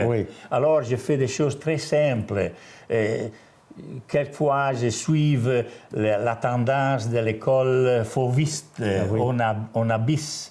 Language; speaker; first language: French; non-native, fluent; Italian